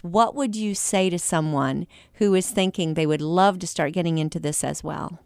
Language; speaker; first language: English; native; English